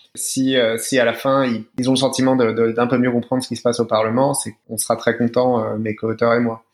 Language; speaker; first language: French; native; French